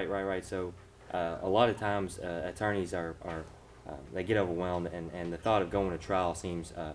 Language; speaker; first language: English; native; English